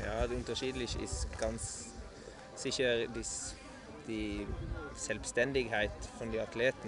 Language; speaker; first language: German; non-native, learner; Norwegian